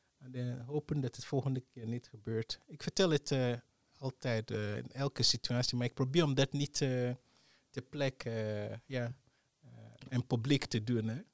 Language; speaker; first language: Dutch; non-native, fluent; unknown